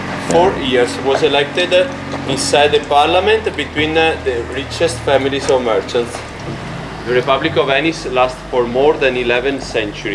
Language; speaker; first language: English; non-native, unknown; Italian